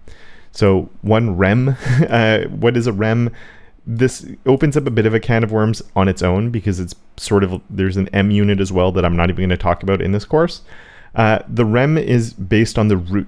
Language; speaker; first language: English; native; English